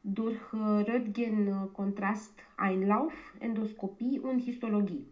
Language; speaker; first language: German; non-native, learner; Romanian